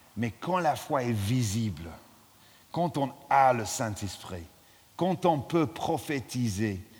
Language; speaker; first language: French; non-native, fluent; English